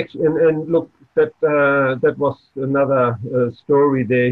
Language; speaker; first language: English; non-native, fluent; German